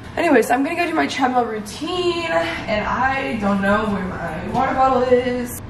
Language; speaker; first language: English; native; English